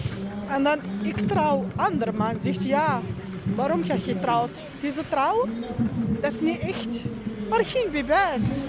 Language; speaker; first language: Dutch; non-native, learner; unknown